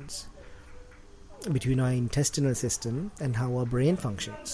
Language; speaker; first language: English; non-native, local second language; Sinhala